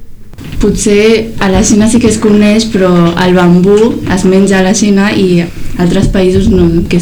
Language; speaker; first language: Catalan; early bilingual, other home language; Chinese